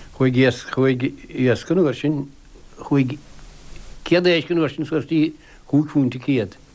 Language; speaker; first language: Irish; native; Irish